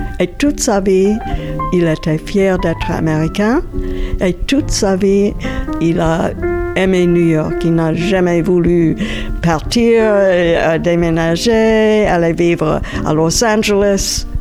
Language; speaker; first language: French; non-native, fluent; English